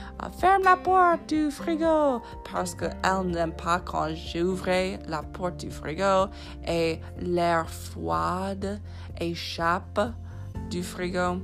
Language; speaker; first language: French; non-native, fluent; English